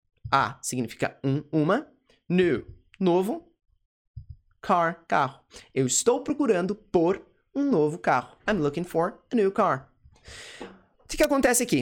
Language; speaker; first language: Portuguese; native; Portuguese